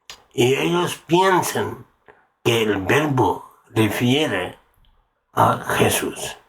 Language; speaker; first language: Spanish; non-native, learner; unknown